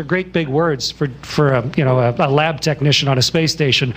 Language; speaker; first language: English; native; English